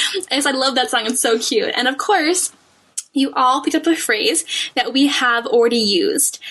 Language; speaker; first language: English; native; English